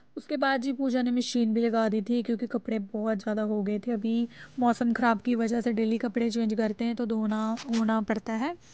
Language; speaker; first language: Hindi; non-native, local second language; Punjabi